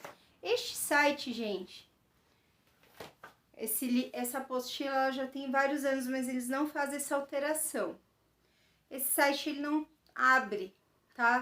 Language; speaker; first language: Portuguese; native; Portuguese